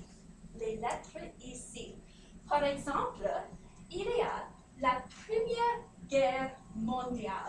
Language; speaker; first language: French; non-native, fluent; English